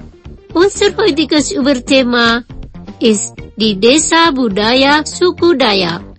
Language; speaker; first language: German; non-native, fluent; Indonesian